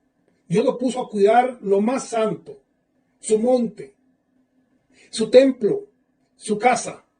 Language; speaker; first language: Spanish; native; Spanish